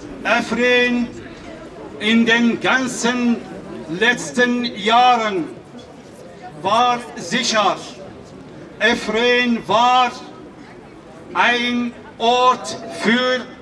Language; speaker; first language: German; non-native, fluent; Kurdish